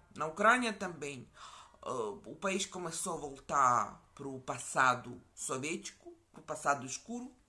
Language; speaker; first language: Portuguese; non-native, fluent; Ukrainian